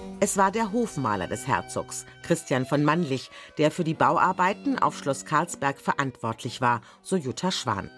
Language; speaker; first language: German; native; German